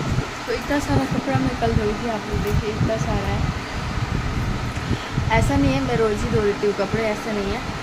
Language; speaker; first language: Hindi; native; Hindi